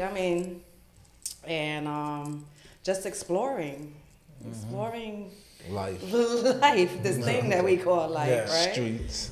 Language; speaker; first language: English; native; English